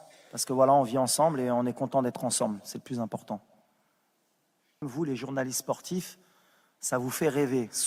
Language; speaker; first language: French; early bilingual, other home language; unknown